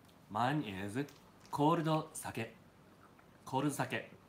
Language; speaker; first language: English; non-native, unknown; Japanese